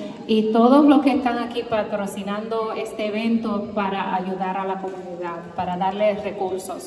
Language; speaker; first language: Spanish; early bilingual, heritage; Spanish